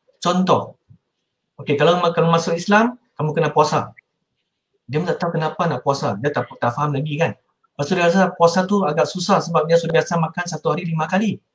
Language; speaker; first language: Malay; non-native, local second language; Min Nan Chinese